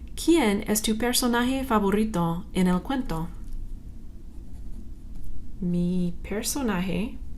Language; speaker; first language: Spanish; non-native, fluent; English